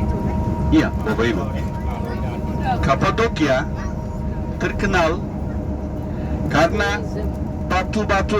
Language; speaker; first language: Indonesian; non-native, fluent; Turkish